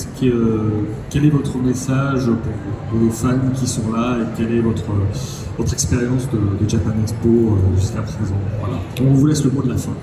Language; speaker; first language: French; native; French